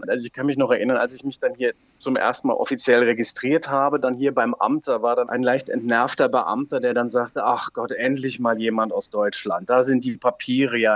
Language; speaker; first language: German; native; German